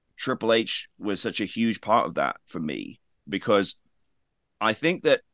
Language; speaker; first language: English; native; English